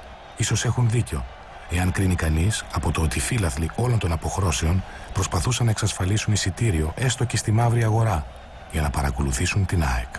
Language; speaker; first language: Greek; native; Greek